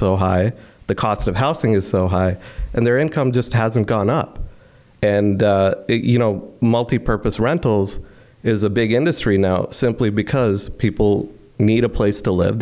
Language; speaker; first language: English; non-native, local second language; Hindi